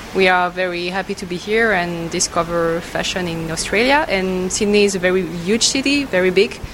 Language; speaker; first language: English; non-native, learner; French